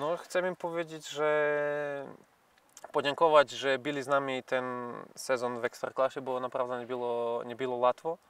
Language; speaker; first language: Polish; non-native, fluent; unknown